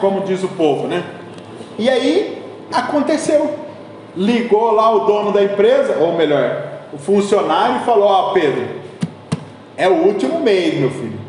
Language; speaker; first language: Portuguese; native; Portuguese